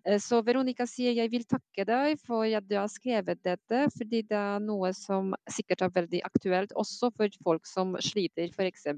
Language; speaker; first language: Norwegian; non-native, fluent; Polish